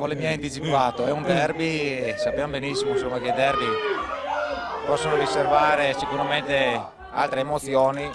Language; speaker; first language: Italian; native; Italian